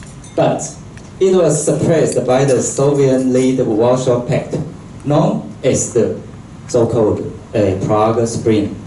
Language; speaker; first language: English; non-native, local second language; Chinese